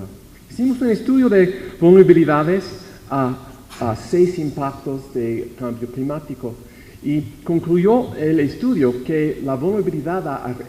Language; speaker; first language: Spanish; non-native, fluent; English